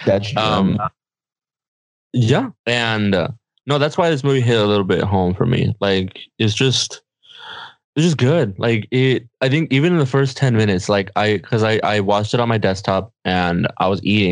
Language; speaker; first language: English; non-native, fluent; Spanish